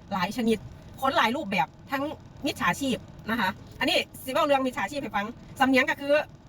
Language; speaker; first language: Thai; native; Thai